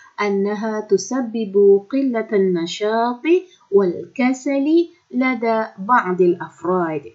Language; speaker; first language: Arabic; non-native, fluent; Malay